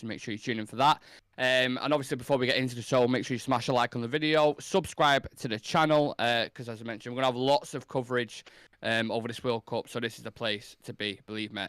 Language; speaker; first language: English; native; English